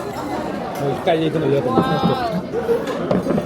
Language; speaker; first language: Japanese; native; Japanese